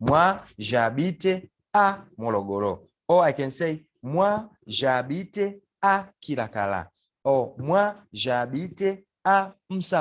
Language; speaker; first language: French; non-native, fluent; Swahili